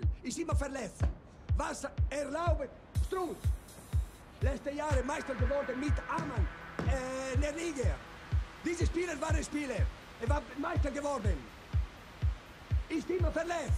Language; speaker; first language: German; non-native, learner; Italian